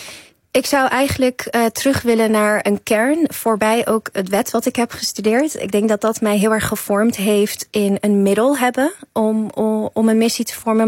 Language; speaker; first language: Dutch; early bilingual, other home language; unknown